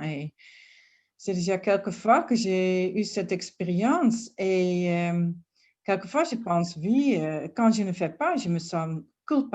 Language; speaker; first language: French; non-native, fluent; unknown